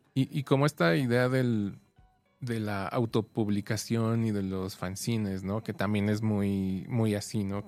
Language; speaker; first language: Spanish; native; Spanish